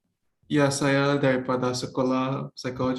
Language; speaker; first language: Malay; non-native, local second language; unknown